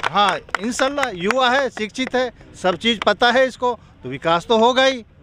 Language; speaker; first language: Hindi; native; Hindi